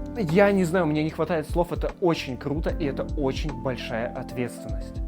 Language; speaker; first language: Russian; native; Russian